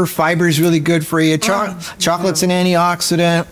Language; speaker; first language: English; native; English